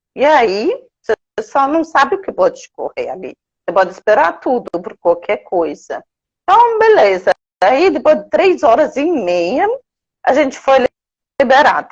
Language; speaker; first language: Portuguese; non-native, fluent; Arabic